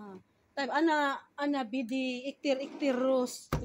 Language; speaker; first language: Arabic; non-native, learner; Filipino